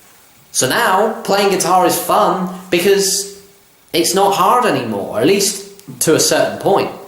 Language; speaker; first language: English; native; English